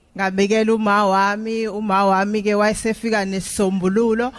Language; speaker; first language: Zulu; native; Zulu